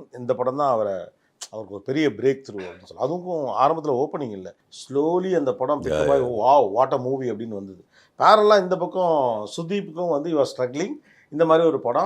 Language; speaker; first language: Tamil; native; Tamil